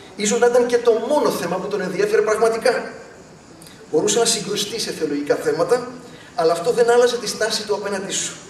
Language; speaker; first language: Greek; early bilingual, other home language; English